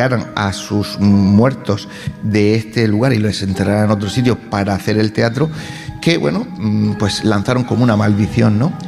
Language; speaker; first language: Spanish; native; Spanish